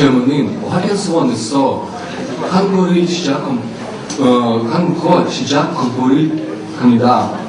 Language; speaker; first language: Korean; non-native, learner; Russian